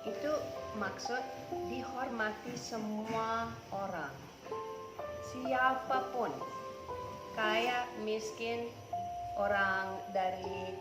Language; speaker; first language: Indonesian; non-native, fluent; English